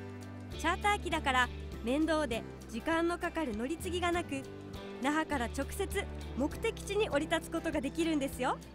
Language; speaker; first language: Japanese; native; Japanese